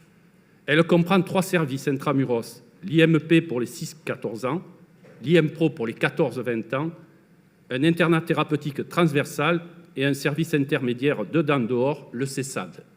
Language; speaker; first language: French; native; French